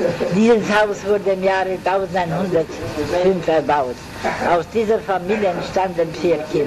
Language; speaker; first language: Romanian; non-native, local second language; German